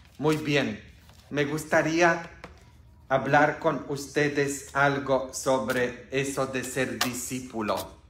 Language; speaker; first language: Spanish; non-native, fluent; Polish